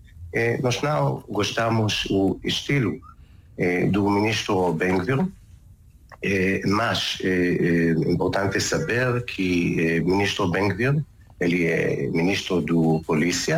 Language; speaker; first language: Portuguese; non-native, learner; Hebrew